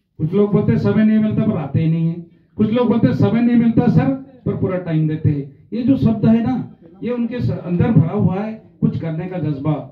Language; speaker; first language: Hindi; non-native, local second language; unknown